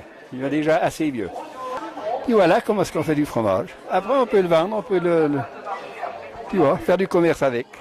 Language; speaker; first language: French; native; French